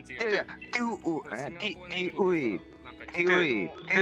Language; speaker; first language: Japanese; native; Japanese